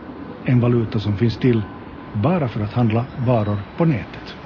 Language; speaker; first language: Swedish; native; Swedish